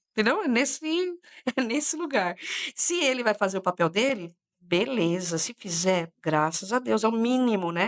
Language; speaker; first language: Portuguese; native; Portuguese